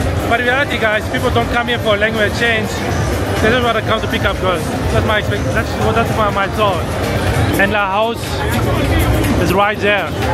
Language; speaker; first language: English; non-native, fluent; Arabic